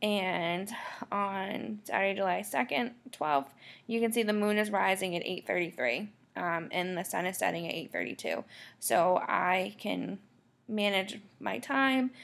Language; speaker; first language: English; native; English